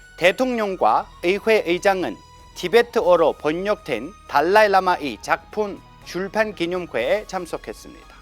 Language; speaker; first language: Korean; non-native, fluent; Tibetan